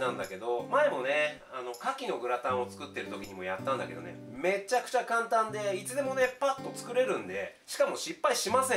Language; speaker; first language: Japanese; native; Japanese